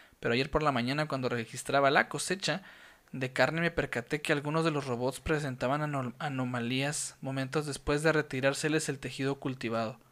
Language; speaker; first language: Spanish; native; Spanish